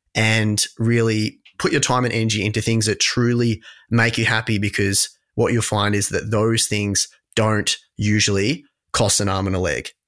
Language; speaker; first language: English; native; English